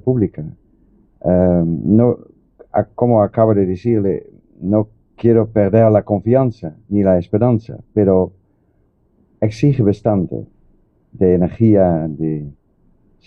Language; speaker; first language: Spanish; non-native, fluent; Dutch